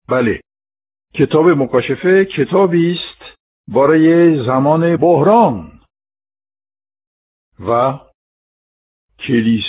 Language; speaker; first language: Persian; non-native, fluent; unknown